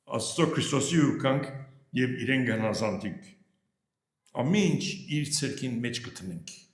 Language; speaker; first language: Armenian; early bilingual, heritage; Armenian